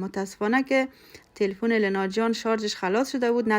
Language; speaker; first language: Persian; native; Persian